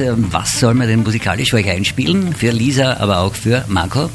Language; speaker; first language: German; native; German